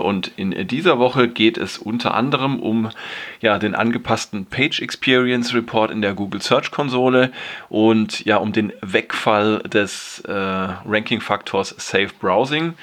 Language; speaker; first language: German; native; German